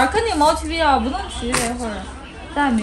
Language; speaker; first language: Chinese; native; Chinese